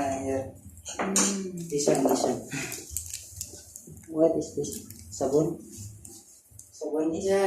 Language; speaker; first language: English; non-native, local second language; Filipino